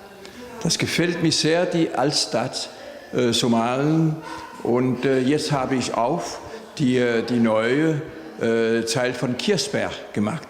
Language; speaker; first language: German; non-native, fluent; Danish